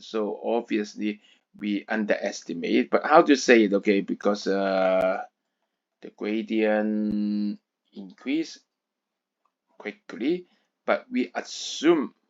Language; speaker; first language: English; non-native, fluent; Chinese